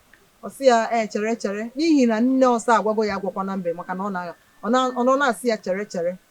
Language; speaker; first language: Igbo; native; Igbo